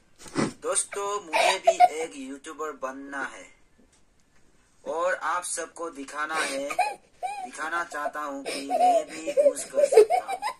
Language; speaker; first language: Hindi; non-native, local second language; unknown